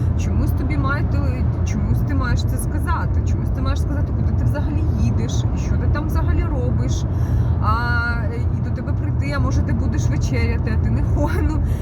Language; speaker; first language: Ukrainian; non-native, local second language; Russian